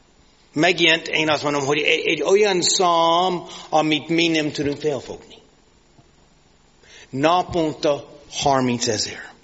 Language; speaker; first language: Hungarian; non-native, fluent; English